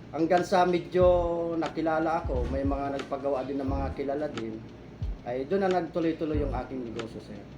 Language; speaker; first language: Filipino; non-native, local second language; Bikol